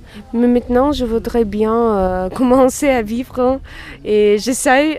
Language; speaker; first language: French; non-native, fluent; Russian